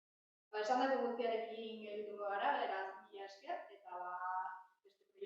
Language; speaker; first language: Basque; native; Basque